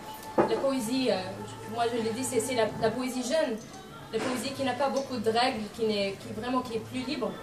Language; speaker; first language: French; non-native, fluent; Arabic